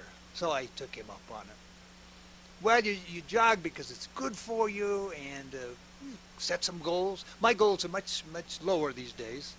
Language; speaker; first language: English; native; English